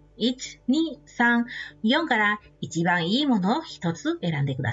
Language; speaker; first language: Japanese; non-native, fluent; Indonesian